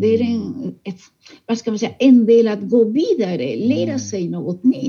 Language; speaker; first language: Swedish; non-native, fluent; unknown